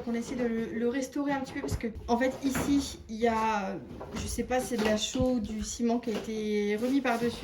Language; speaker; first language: French; native; French